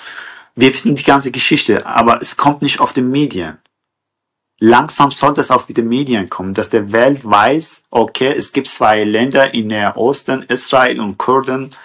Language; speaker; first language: German; non-native, learner; Kurdish